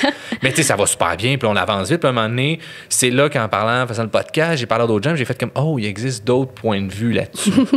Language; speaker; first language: French; native; French